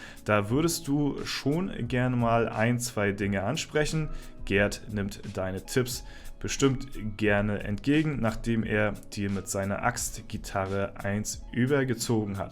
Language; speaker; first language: German; native; German